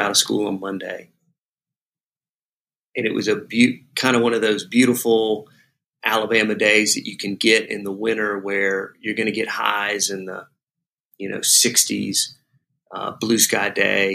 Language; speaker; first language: English; native; English